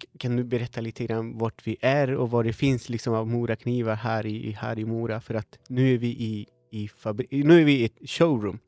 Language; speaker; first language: Swedish; non-native, fluent; Spanish